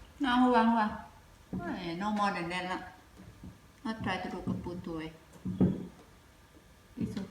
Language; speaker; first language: English; non-native, learner; Thai